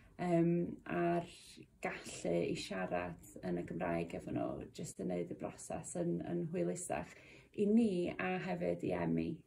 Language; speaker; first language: Welsh; native; Welsh